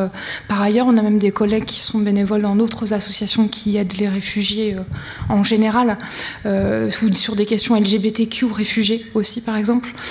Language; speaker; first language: French; native; French